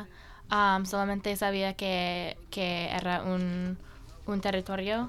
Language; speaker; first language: Spanish; non-native, learner; English